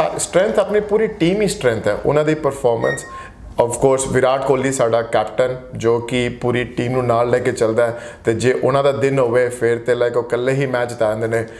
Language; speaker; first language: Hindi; non-native, local second language; Punjabi